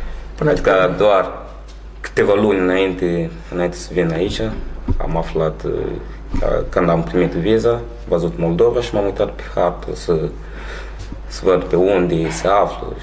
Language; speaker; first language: Romanian; non-native, fluent; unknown